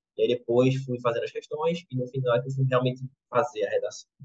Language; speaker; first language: Portuguese; native; Portuguese